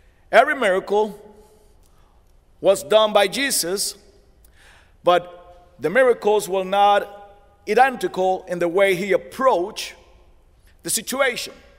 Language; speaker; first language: English; non-native, fluent; Spanish